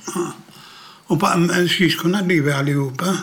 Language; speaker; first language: Swedish; non-native, learner; Greek